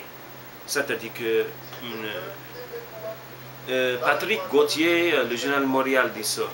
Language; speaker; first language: French; non-native, learner; English